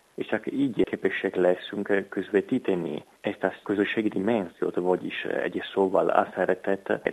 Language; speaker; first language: Hungarian; non-native, fluent; Italian